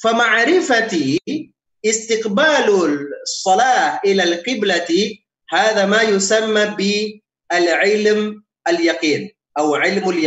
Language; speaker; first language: Arabic; non-native, fluent; Indonesian